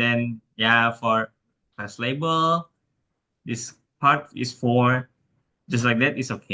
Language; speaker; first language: English; non-native, learner; Indonesian